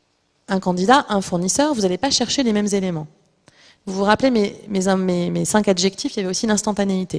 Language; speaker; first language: French; native; French